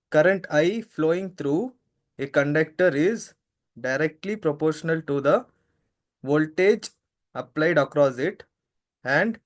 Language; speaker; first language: English; non-native, local second language; Kannada